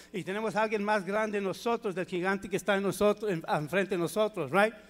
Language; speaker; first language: Spanish; early bilingual, heritage; Spanish